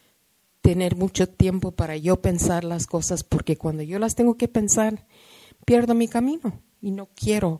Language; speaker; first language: Spanish; early bilingual, heritage; Spanish